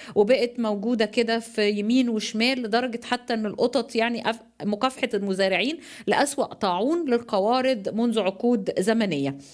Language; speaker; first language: Arabic; native; Arabic